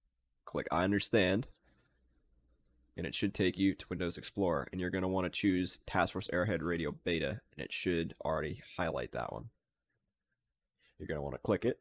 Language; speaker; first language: English; native; English